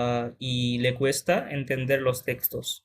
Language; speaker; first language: Spanish; non-native, fluent; Bangla